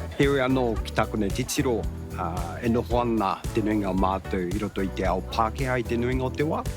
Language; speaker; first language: Māori; non-native, fluent; Japanese